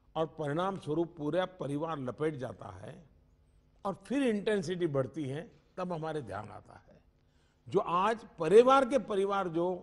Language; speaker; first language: Hindi; non-native, local second language; Gujarati